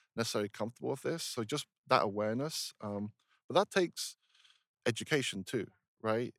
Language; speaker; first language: English; native; English